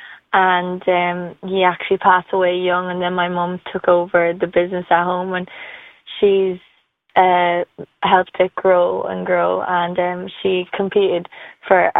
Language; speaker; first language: English; native; English